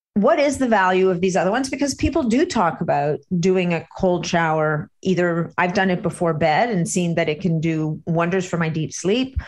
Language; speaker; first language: English; native; English